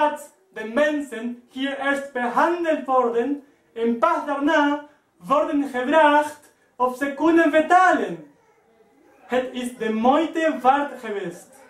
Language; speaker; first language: Dutch; non-native, learner; Spanish